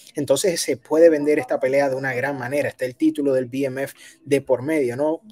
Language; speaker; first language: Spanish; native; Spanish